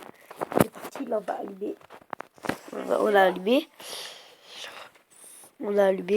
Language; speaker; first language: French; early bilingual, other home language; Arabic